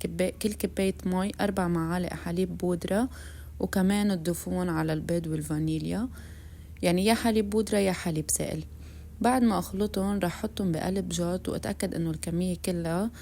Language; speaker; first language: Arabic; native; Arabic